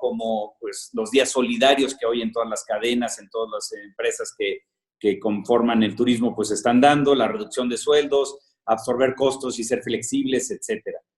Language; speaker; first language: Spanish; native; Spanish